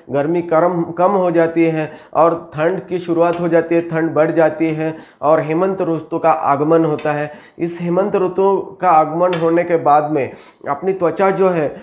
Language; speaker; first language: Hindi; non-native, local second language; Marathi